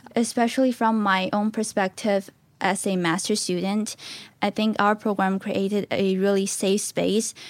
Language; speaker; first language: English; non-native, fluent; Chinese